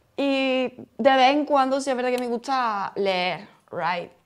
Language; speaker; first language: English; non-native, learner; Spanish